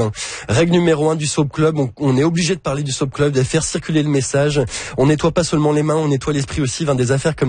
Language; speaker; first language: French; native; French